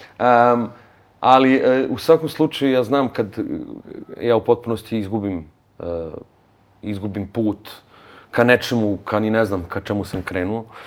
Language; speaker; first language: Serbian; native; Serbian